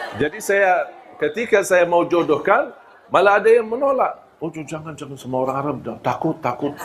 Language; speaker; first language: Malay; non-native, fluent; Arabic